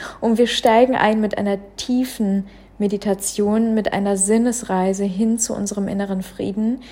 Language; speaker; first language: German; early bilingual, other home language; Russian